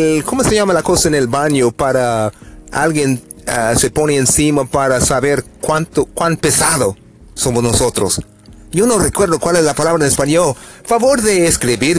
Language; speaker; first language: Spanish; non-native, fluent; English